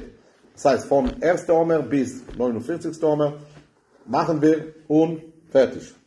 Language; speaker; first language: German; non-native, fluent; Hebrew